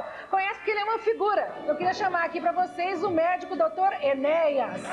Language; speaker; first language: Portuguese; native; Portuguese